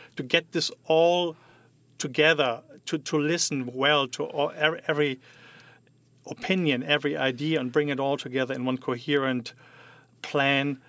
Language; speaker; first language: English; non-native, fluent; German